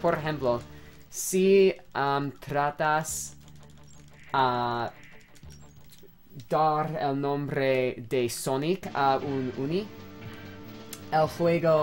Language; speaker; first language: Spanish; non-native, learner; English